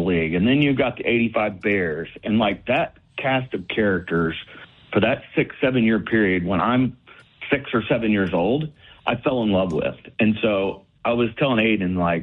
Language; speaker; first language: English; native; English